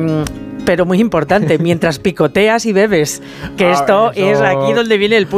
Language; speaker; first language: Spanish; native; Spanish